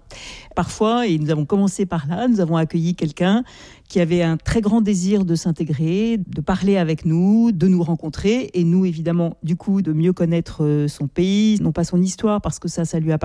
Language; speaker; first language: French; native; French